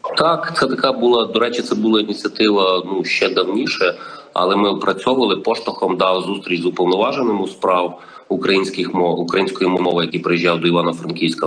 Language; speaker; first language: Ukrainian; native; Ukrainian